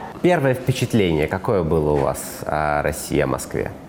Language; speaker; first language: Russian; native; Russian